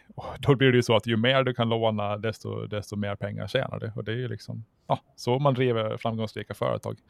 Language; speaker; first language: Swedish; native; Swedish